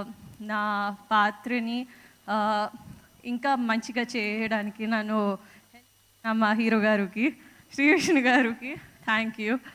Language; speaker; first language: Telugu; non-native, fluent; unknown